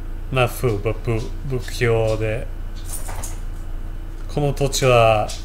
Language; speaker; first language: Japanese; non-native, learner; English